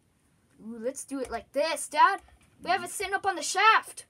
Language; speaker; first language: English; native; English